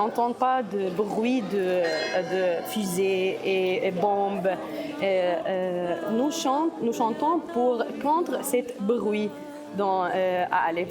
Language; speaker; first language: French; non-native, learner; Arabic